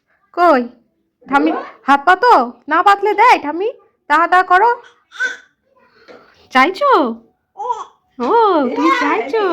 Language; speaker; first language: Bangla; native; Bangla